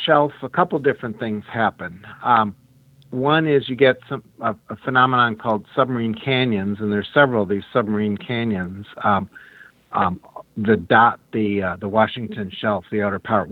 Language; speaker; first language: English; native; English